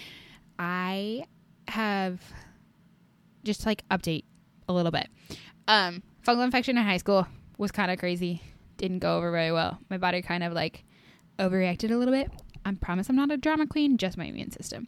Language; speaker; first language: English; native; English